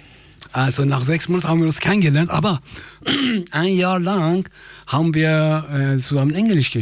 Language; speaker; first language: German; non-native, fluent; Persian